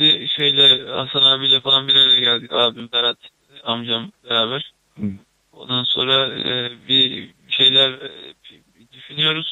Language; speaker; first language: Turkish; native; Turkish